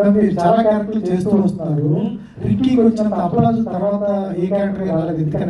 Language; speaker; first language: Telugu; native; Telugu